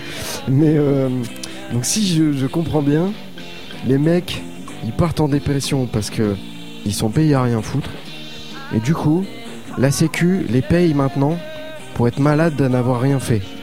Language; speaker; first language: French; native; French